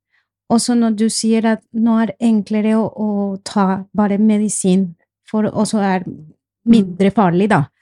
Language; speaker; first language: Norwegian; non-native, fluent; Spanish